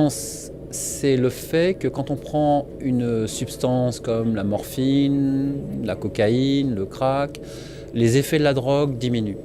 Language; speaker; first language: French; native; French